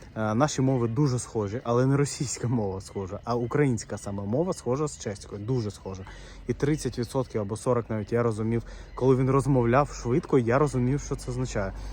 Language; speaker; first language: Ukrainian; non-native, local second language; Russian